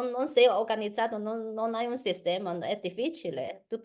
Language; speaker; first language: Italian; non-native, learner; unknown